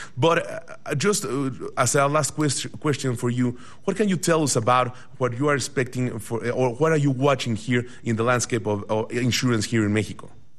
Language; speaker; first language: English; non-native, fluent; Spanish